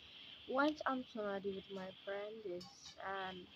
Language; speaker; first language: English; non-native, learner; Indonesian